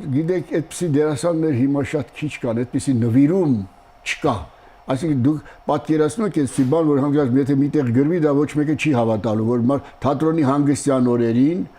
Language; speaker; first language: Armenian; native; Armenian